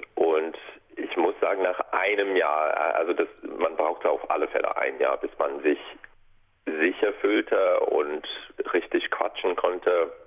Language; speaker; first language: German; non-native, fluent; English